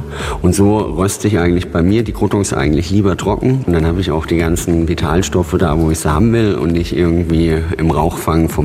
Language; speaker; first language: German; native; German